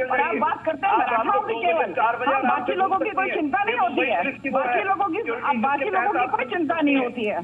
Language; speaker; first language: Hindi; native; Hindi